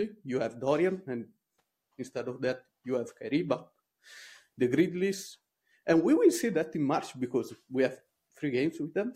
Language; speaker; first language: English; non-native, fluent; Italian